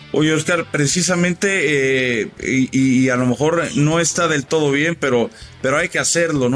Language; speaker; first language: Spanish; native; Spanish